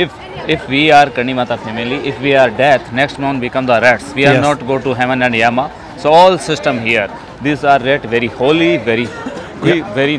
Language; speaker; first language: English; non-native, learner; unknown